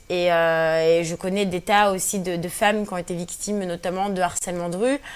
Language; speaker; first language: French; early bilingual, other home language; Kabyle